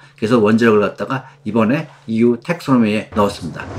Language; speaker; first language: Korean; native; Korean